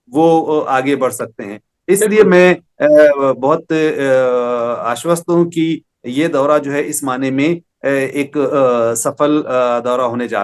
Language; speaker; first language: Hindi; native; Hindi